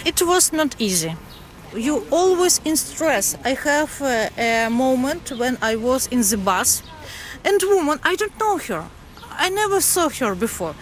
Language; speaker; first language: English; non-native, learner; Ukrainian